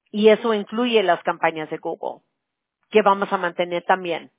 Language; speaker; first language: Spanish; early bilingual, other home language; English